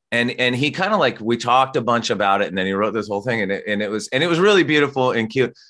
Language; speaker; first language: English; native; English